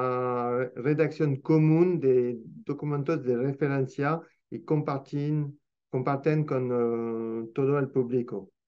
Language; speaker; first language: Spanish; non-native, fluent; French